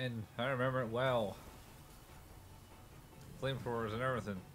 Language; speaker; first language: English; native; English